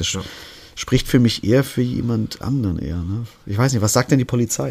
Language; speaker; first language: German; native; German